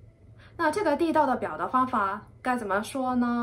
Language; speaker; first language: Chinese; non-native, fluent; Japanese